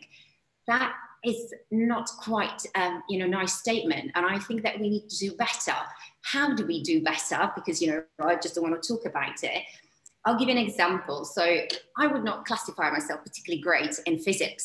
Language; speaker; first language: English; non-native, fluent; Czech